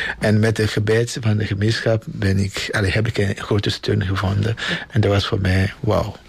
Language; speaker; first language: Dutch; non-native, fluent; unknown